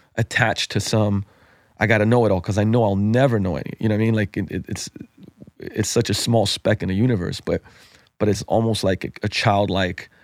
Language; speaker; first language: English; non-native, fluent; Slovenian